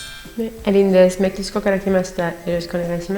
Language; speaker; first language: Japanese; non-native, learner; Spanish